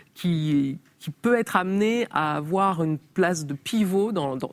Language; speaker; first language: French; native; French